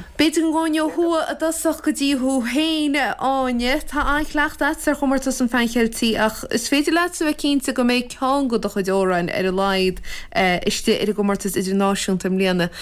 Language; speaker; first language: Irish; native; Irish